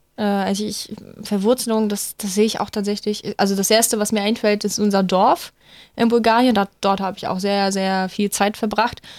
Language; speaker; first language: German; non-native, fluent; Bulgarian